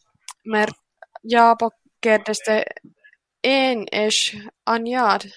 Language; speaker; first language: Hungarian; non-native, learner; Finnish